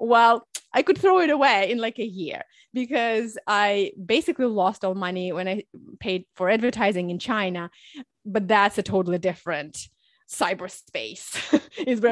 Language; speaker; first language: English; early bilingual, other home language; Russian